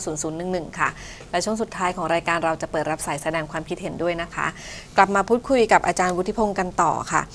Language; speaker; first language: Thai; native; Thai